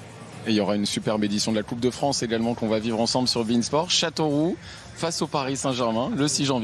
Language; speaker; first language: French; native; French